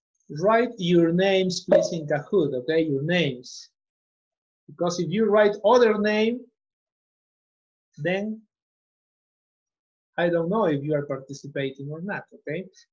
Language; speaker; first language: English; non-native, fluent; Spanish